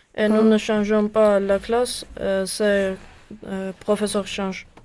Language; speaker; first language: French; non-native, fluent; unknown